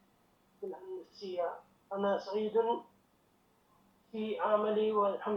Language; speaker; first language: Arabic; non-native, learner; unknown